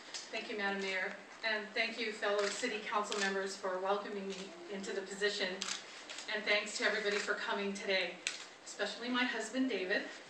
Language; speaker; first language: English; early bilingual, other home language; Spanish